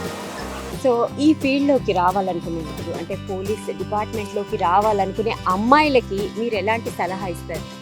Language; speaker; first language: Telugu; native; Telugu